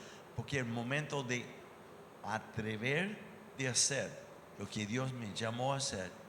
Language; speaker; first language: Spanish; non-native, fluent; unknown